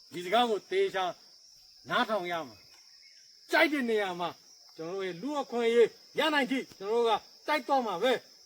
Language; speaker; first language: Burmese; non-native, local second language; Rohingya